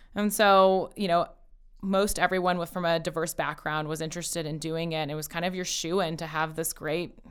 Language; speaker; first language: English; early bilingual, other home language; Persian